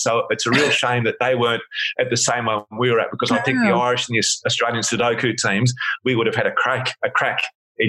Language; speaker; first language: English; native; English